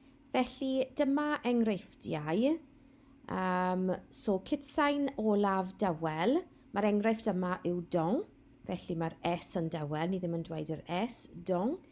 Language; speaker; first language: Welsh; non-native, local second language; English